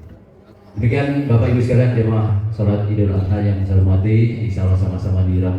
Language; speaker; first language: Indonesian; native; Indonesian